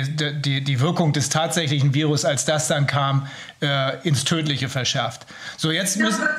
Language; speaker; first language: German; native; German